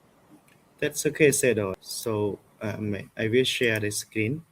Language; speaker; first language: English; non-native, fluent; Khmer